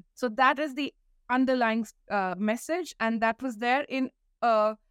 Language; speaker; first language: English; non-native, local second language; Hindi